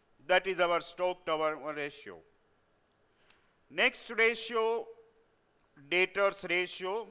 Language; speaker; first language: English; non-native, local second language; Gujarati